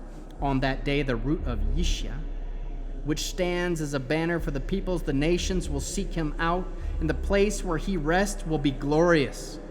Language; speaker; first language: English; native; English